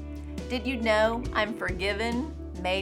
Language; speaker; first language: English; native; English